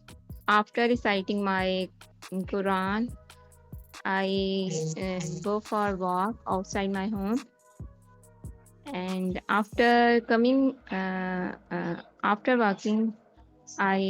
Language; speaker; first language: English; non-native, learner; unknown